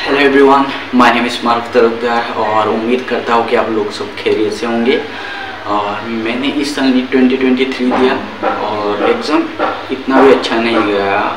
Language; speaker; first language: Hindi; non-native, local second language; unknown